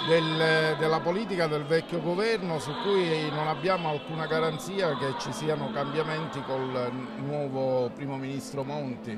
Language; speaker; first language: Italian; native; Italian